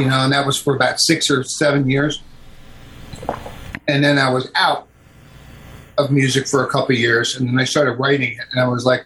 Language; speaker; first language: English; native; English